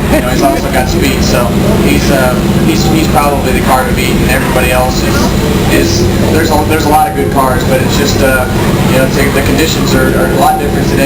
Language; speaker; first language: English; native; English